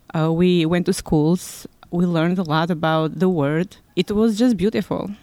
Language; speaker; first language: English; non-native, fluent; Albanian